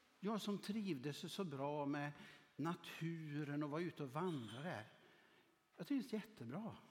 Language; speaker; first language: Swedish; native; Swedish